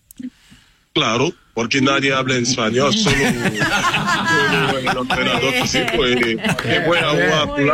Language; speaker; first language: Spanish; non-native, learner; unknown